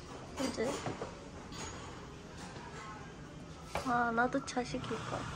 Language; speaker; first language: Korean; non-native, learner; Turkish